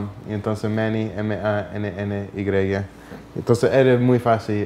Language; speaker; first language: Spanish; early bilingual, heritage; Spanish